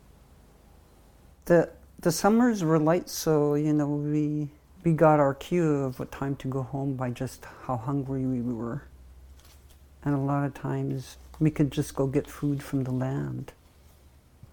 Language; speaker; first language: English; native; English